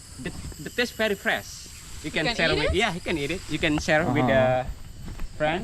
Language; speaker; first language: English; non-native, learner; Indonesian